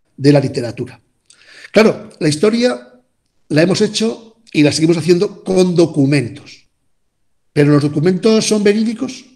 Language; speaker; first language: Spanish; native; Spanish